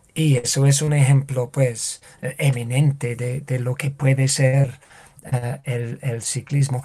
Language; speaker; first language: Spanish; non-native, fluent; English